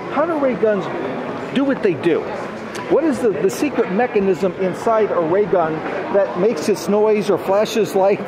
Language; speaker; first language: English; native; English